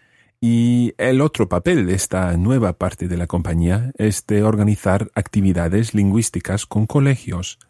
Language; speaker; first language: Spanish; non-native, fluent; English